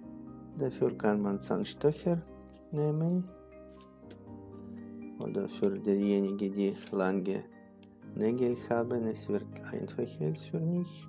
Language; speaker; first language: German; non-native, fluent; Russian